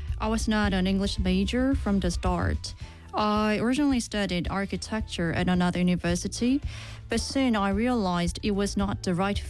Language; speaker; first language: English; non-native, fluent; Korean